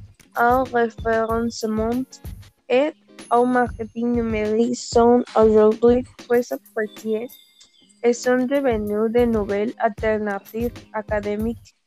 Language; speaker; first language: French; non-native, learner; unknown